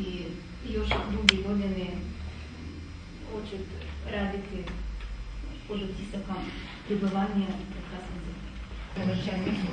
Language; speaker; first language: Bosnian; non-native, fluent; Russian